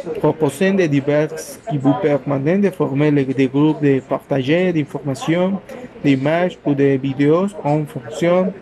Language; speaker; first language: French; non-native, learner; Spanish